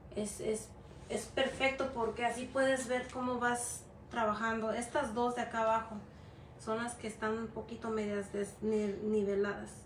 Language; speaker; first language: Spanish; early bilingual, heritage; Spanish